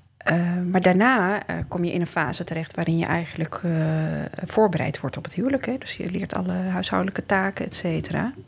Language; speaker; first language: Dutch; early bilingual, other home language; Riffian